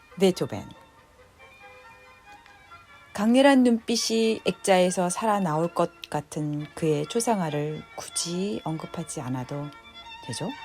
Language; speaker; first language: Korean; native; Korean